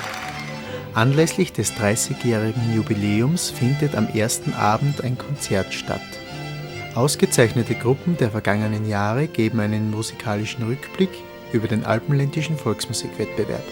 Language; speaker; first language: German; native; German